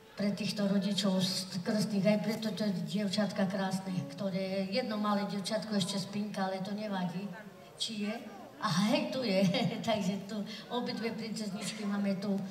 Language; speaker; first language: Slovak; non-native, local second language; Romany